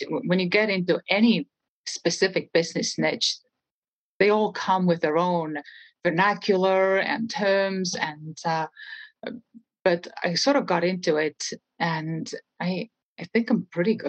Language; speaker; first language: English; non-native, fluent; Estonian